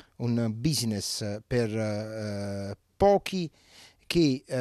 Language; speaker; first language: Italian; native; Italian